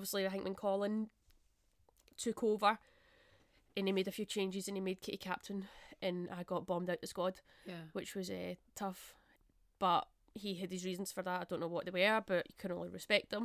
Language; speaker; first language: English; native; English